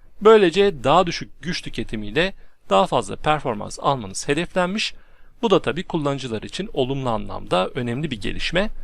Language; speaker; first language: Turkish; native; Turkish